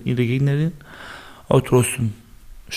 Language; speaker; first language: German; non-native, learner; Baluchi